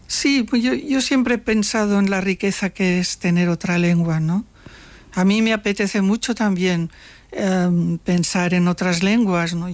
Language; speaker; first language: Spanish; non-native, local second language; Catalan